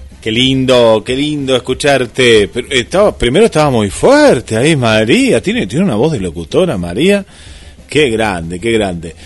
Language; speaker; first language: Spanish; native; Spanish